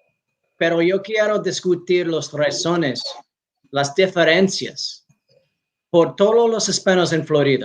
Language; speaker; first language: Spanish; non-native, learner; English